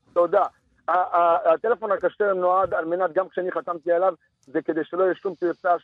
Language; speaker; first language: Hebrew; early bilingual, other home language; Arabic